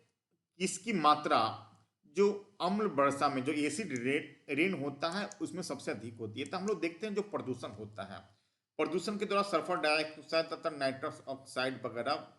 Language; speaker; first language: Hindi; native; Hindi